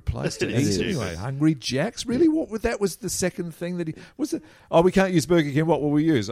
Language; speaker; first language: English; native; English